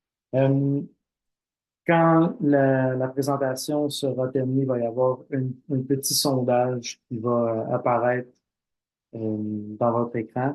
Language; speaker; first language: French; native; French